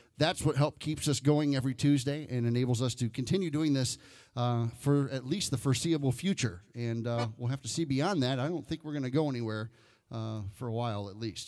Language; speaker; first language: English; native; English